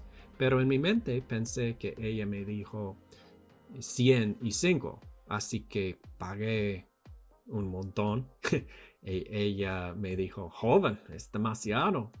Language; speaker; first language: Spanish; non-native, learner; English